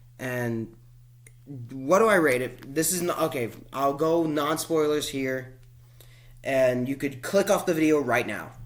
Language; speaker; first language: English; native; English